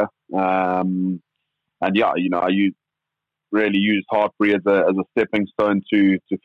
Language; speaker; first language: English; native; English